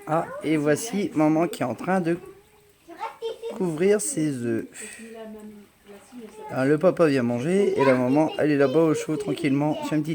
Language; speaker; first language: French; native; French